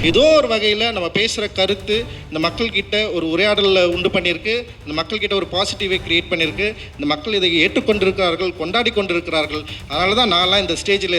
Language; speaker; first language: Tamil; native; Tamil